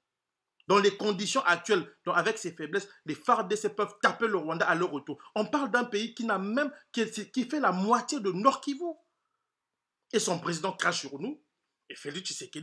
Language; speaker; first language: French; non-native, local second language; Lingala